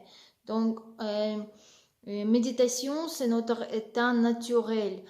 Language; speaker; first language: French; non-native, learner; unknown